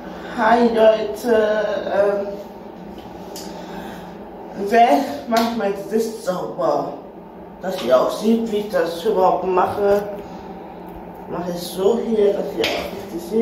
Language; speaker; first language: German; early bilingual, other home language; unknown